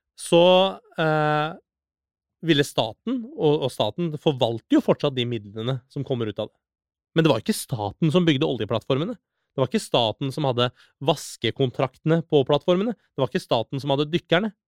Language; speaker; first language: Norwegian; early bilingual, other home language; Persian